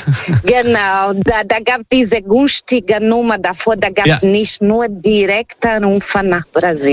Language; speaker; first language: German; non-native, fluent; Portuguese